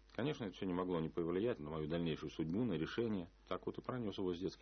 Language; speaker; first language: Russian; native; Russian